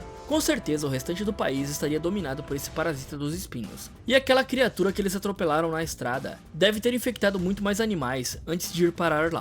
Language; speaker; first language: Portuguese; native; Portuguese